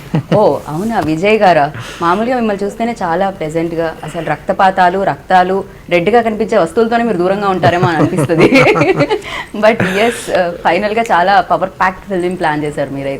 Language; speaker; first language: Telugu; native; Telugu